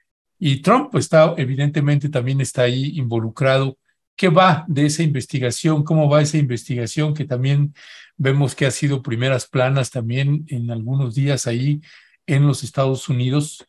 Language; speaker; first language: Spanish; native; Spanish